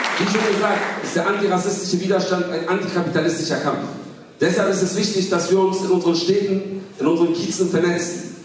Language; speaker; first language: German; early bilingual, other home language; Kurdish